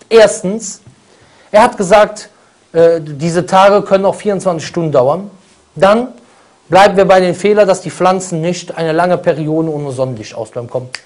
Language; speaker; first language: German; native; German